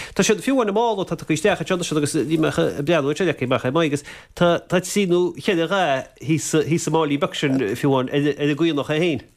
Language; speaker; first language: Irish; native; Irish